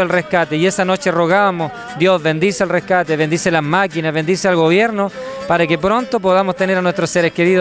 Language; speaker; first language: Spanish; native; Spanish